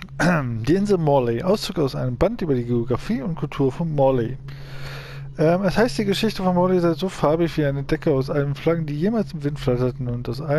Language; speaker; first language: German; native; German